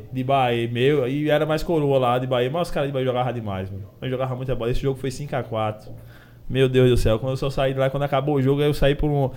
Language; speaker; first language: Portuguese; native; Portuguese